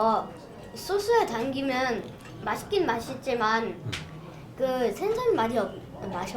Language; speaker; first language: Korean; early bilingual, other home language; English